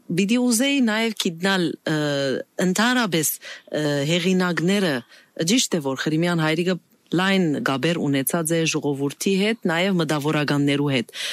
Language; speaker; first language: Armenian; native; Armenian